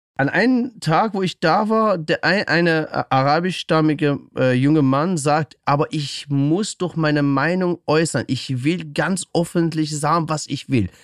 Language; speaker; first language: German; early bilingual, other home language; Persian